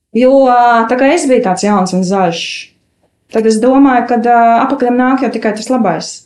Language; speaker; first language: Latvian; native; Latvian